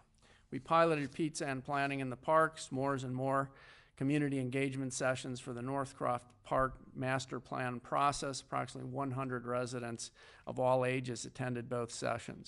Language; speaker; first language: English; native; English